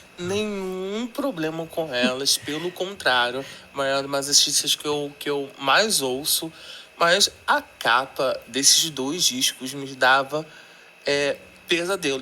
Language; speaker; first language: Portuguese; native; Portuguese